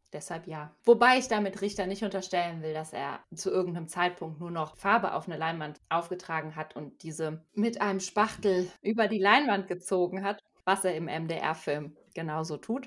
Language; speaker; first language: German; native; German